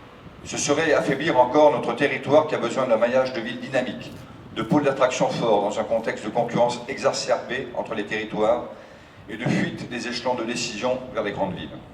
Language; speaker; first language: French; native; French